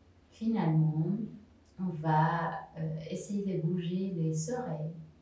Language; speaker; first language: French; non-native, fluent; Spanish